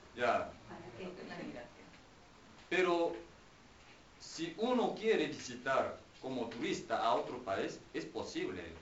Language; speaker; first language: Spanish; non-native, fluent; Korean